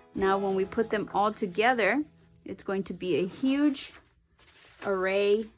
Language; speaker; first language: English; early bilingual, other home language; Spanish